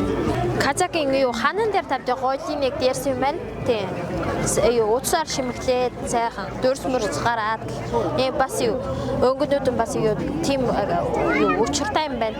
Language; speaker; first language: Mongolian; non-native, local second language; Kazakh